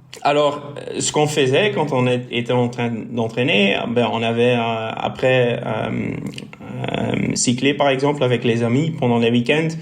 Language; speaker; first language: French; non-native, local second language; Dutch